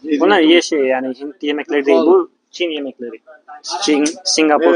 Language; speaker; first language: Turkish; non-native, fluent; Hindi